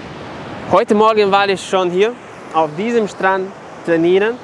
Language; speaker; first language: German; non-native, fluent; Serbian